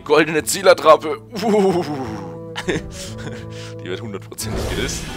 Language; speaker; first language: German; native; German